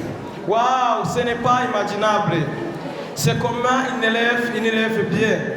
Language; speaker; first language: French; non-native, learner; Kinyarwanda